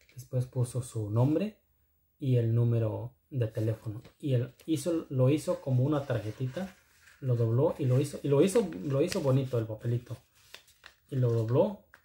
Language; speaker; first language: Spanish; non-native, local second language; Zapotec